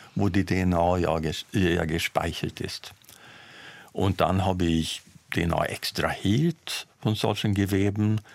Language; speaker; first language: German; non-native, fluent; Swedish